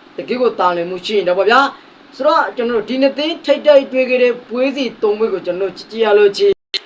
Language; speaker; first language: Burmese; native; Burmese